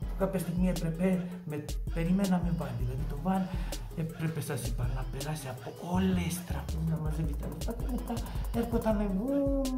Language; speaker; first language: Greek; non-native, fluent; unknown